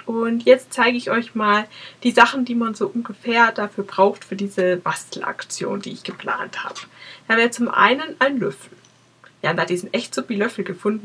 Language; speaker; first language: German; native; German